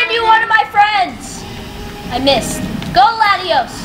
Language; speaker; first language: English; native; English